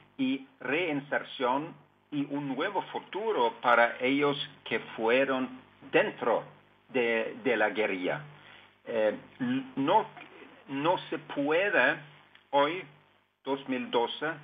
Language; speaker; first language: Spanish; non-native, fluent; Norwegian